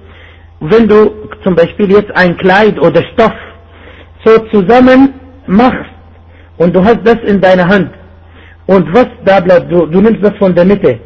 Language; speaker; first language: German; non-native, fluent; Arabic